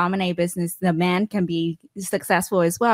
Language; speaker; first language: English; non-native, fluent; Vietnamese